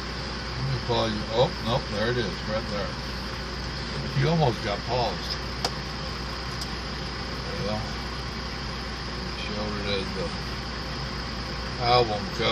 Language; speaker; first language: English; native; English